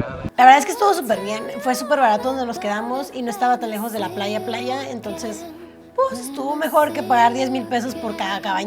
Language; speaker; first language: Spanish; native; Spanish